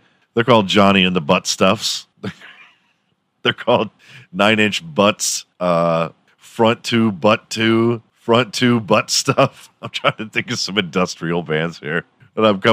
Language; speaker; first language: English; native; English